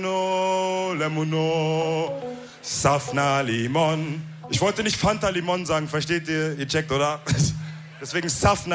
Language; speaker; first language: German; early bilingual, other home language; Wolof